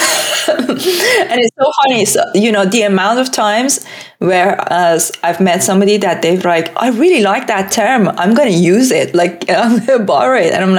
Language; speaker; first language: English; non-native, fluent; Persian